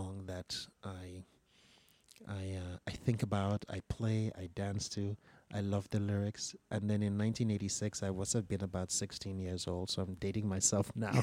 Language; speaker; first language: English; non-native, local second language; Igbo